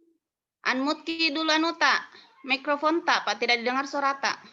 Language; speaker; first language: Indonesian; non-native, local second language; Buginese